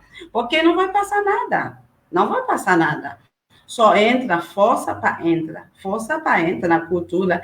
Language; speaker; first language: Portuguese; non-native, learner; Haitian Creole